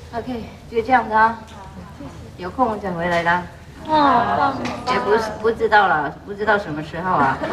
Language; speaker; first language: Chinese; non-native, fluent; Vietnamese